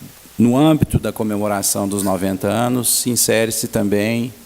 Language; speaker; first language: Portuguese; native; Portuguese